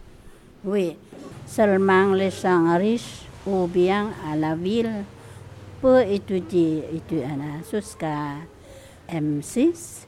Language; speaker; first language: French; non-native, learner; Lao